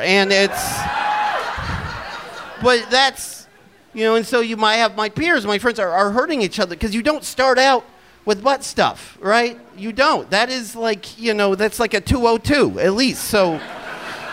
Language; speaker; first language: English; native; English